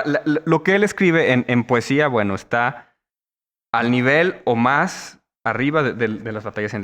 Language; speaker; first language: Spanish; native; Spanish